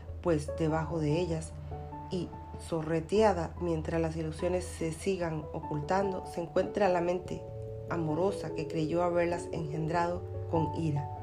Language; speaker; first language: Spanish; native; Spanish